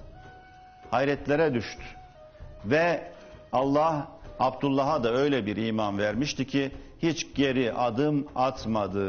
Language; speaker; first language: Turkish; native; Turkish